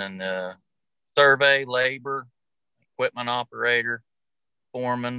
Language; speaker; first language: English; native; English